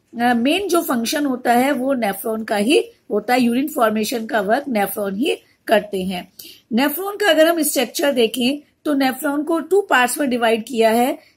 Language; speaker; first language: Hindi; native; Hindi